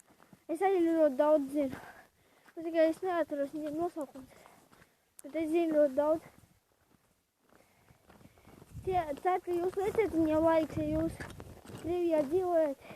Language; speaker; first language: Latvian; non-native, local second language; Russian